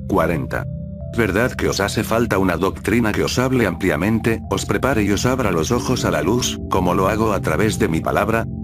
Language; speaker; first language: Spanish; native; Spanish